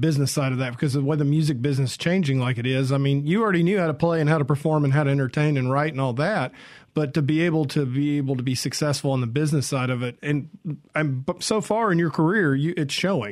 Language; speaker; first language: English; native; English